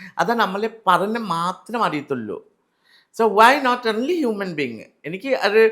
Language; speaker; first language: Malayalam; non-native, learner; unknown